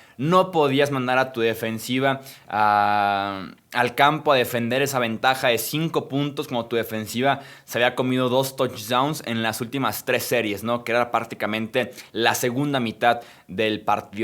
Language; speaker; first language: Spanish; native; Spanish